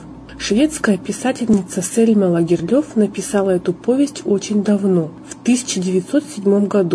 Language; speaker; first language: Russian; native; Russian